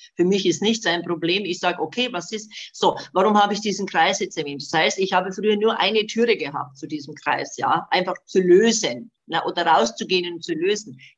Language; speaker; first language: German; non-native, fluent; Bosnian